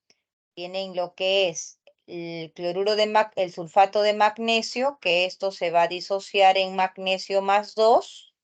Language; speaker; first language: Spanish; native; Spanish